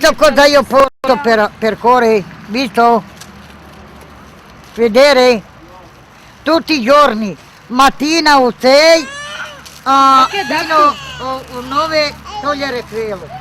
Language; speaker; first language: Italian; non-native, learner; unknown